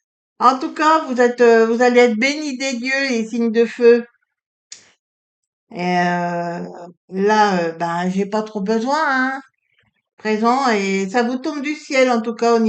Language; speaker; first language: French; native; French